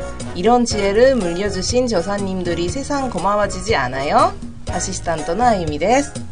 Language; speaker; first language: Korean; non-native, fluent; Japanese